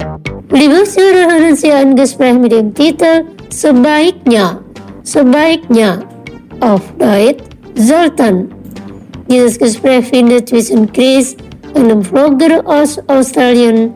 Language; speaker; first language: German; non-native, fluent; Indonesian